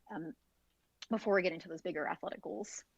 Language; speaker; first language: English; native; English